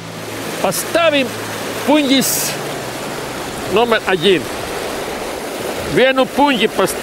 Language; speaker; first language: Russian; non-native, local second language; Latvian